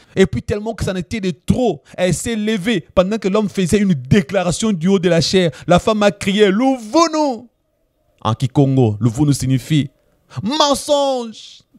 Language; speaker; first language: French; non-native, local second language; Lingala